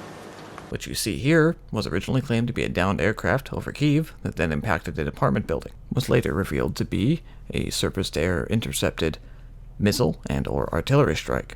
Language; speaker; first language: English; native; English